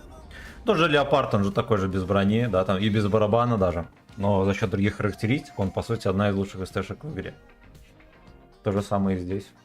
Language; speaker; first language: Russian; native; Russian